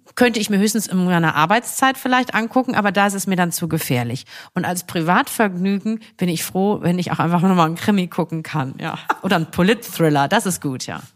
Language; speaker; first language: German; native; German